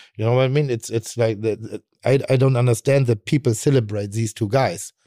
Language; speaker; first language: English; non-native, fluent; German